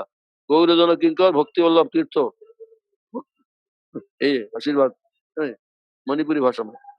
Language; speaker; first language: Hindi; non-native, local second language; Bangla